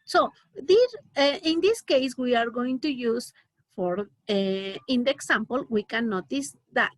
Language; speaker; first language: English; non-native, learner; Spanish